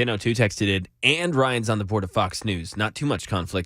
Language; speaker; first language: English; native; English